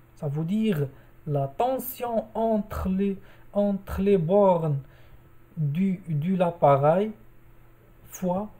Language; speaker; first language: French; non-native, local second language; Arabic